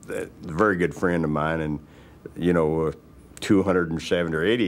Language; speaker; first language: English; native; English